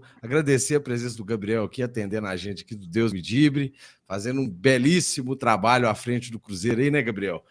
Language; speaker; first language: Portuguese; native; Portuguese